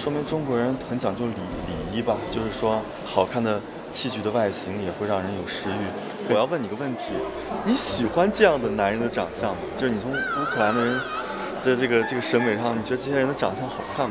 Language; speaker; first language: Chinese; native; Chinese